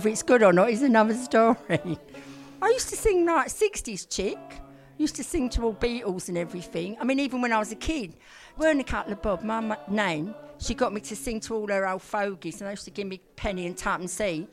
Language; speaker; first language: English; native; English